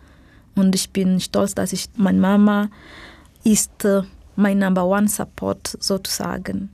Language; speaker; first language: German; non-native, learner; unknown